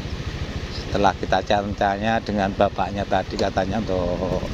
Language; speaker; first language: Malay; non-native, local second language; Javanese